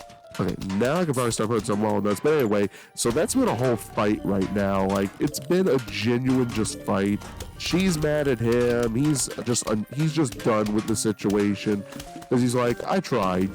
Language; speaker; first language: English; native; English